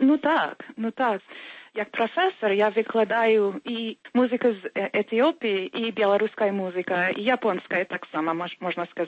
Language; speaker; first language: Belarusian; early bilingual, heritage; Belarusian